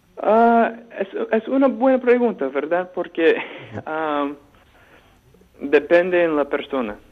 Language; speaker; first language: Spanish; non-native, fluent; English